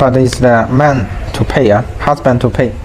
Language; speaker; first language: English; non-native, learner; Chinese